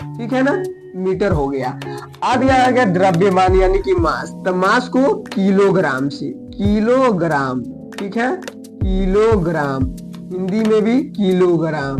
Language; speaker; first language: Hindi; native; Hindi